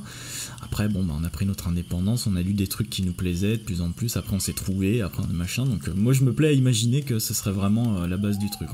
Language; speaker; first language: French; native; French